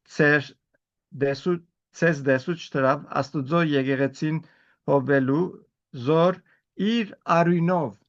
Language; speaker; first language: Armenian; early bilingual, heritage; Armenian